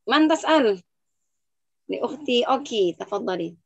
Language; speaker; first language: Arabic; non-native, fluent; Indonesian